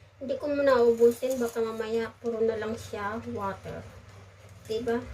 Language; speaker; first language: Filipino; native; Filipino